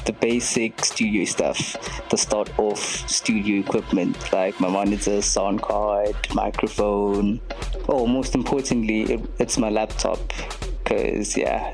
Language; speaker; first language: English; non-native, local second language; Zulu